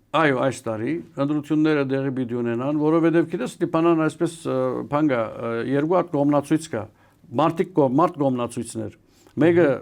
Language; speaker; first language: Armenian; early bilingual, heritage; Armenian